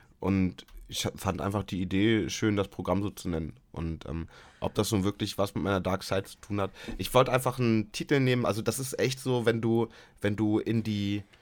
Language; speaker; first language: German; native; German